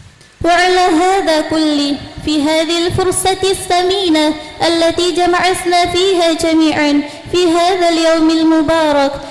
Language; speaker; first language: Arabic; non-native, learner; Indonesian